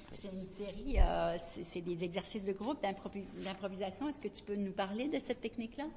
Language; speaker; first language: French; native; French